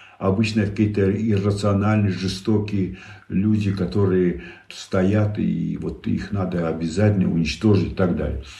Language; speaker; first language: Russian; non-native, local second language; Tajik